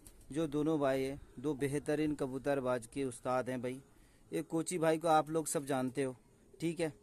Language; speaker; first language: Hindi; non-native, local second language; Bangla